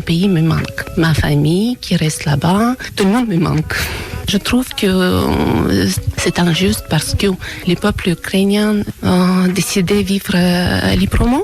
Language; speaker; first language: French; non-native, fluent; Ukrainian